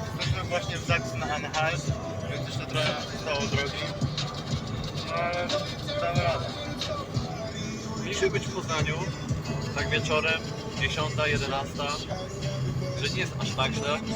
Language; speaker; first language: Polish; native; Polish